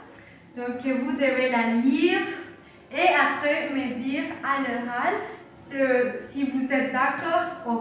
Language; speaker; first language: French; non-native, fluent; Spanish